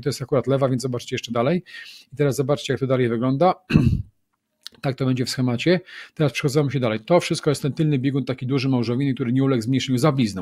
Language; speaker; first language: Polish; native; Polish